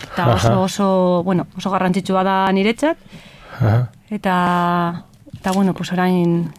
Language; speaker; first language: Basque; non-native, local second language; Spanish